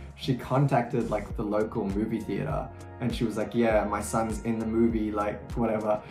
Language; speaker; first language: English; native; English